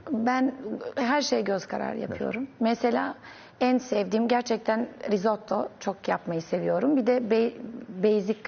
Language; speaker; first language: Turkish; non-native, fluent; Serbian